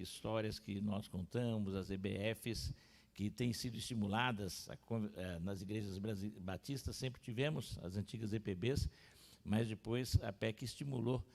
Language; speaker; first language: Portuguese; native; Portuguese